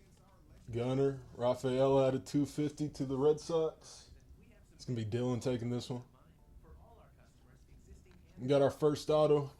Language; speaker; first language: English; native; English